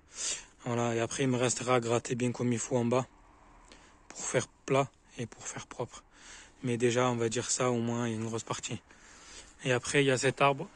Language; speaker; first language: French; native; French